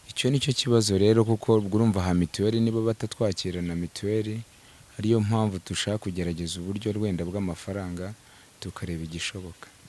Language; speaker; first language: Kinyarwanda; native; Kinyarwanda